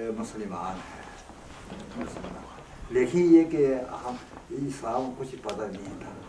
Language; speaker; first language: Urdu; non-native, fluent; Chinese